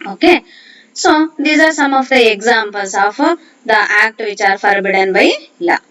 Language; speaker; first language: English; non-native, local second language; Kannada